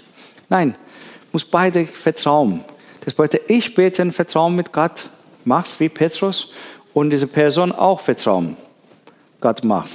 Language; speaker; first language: German; non-native, learner; Persian